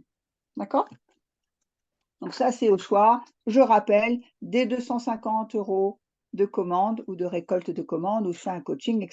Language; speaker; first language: French; native; French